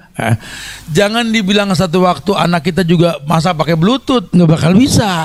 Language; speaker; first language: Indonesian; native; Indonesian